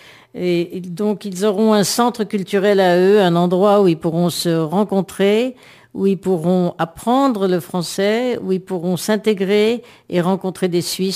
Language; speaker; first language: French; native; French